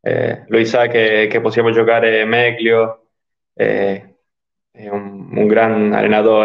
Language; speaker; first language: Italian; non-native, learner; Spanish